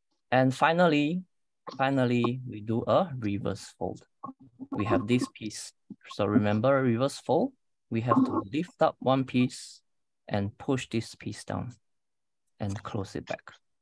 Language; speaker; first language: English; non-native, local second language; Malay